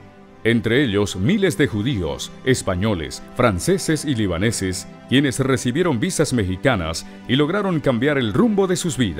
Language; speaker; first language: Spanish; native; Spanish